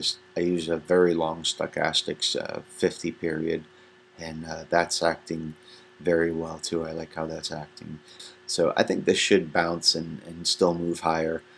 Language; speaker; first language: English; native; English